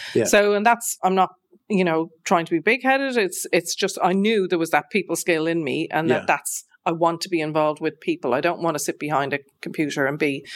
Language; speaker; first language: English; native; English